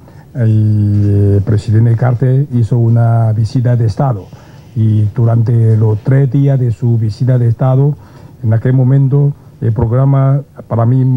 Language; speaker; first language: Spanish; non-native, learner; Chinese